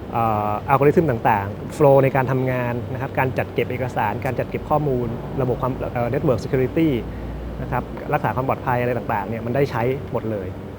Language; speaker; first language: Thai; native; Thai